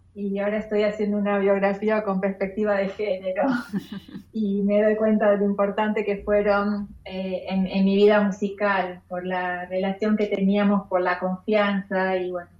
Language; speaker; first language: Spanish; native; Spanish